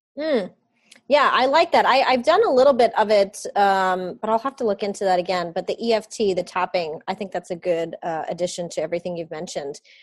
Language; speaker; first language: English; native; English